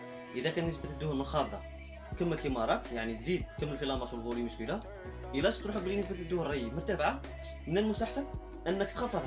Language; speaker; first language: Arabic; native; Arabic